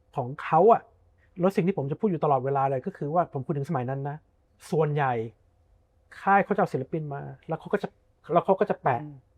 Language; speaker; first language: Thai; early bilingual, heritage; Thai